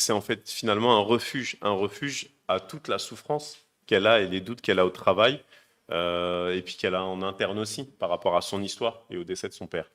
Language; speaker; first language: French; native; French